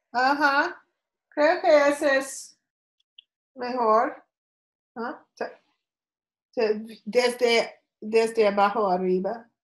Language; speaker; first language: Spanish; non-native, learner; English